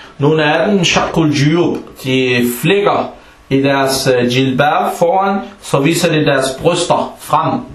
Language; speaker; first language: Danish; early bilingual, other home language; Arabic